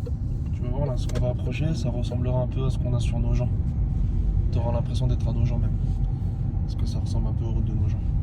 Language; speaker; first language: French; native; French